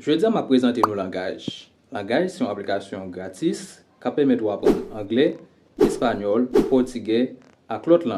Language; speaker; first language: French; non-native, learner; Haitian Creole